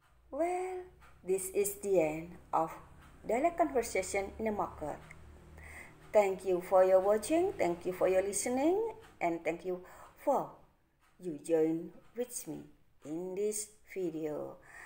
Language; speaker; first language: English; non-native, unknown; Indonesian